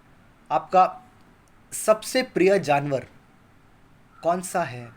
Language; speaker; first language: Hindi; non-native, local second language; Kannada